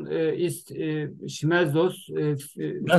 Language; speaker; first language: German; non-native, learner; Turkish